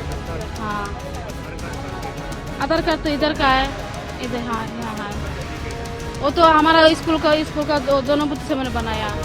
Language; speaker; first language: Hindi; non-native, local second language; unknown